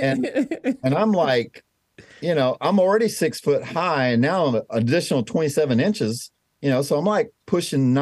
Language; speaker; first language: English; native; English